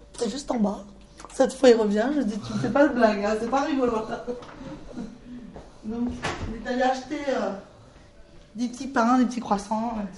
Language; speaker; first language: French; native; French